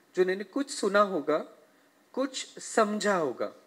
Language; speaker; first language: Hindi; non-native, local second language; Marathi